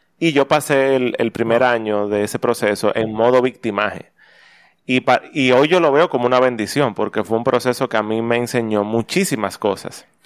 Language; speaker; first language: Spanish; native; Spanish